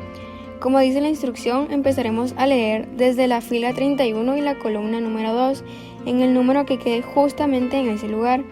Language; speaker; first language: Spanish; native; Spanish